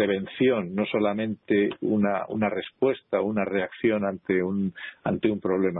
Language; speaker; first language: Spanish; native; Spanish